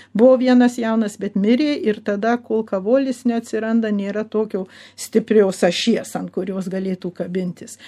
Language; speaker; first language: Lithuanian; early bilingual, heritage; Lithuanian